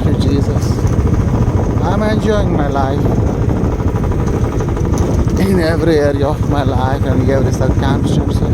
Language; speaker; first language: English; non-native, local second language; Telugu